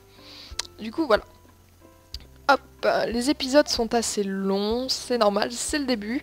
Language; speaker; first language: French; native; French